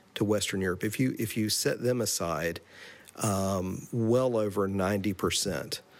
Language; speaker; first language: English; native; English